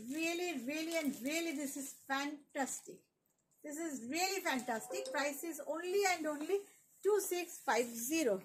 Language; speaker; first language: English; non-native, local second language; Bangla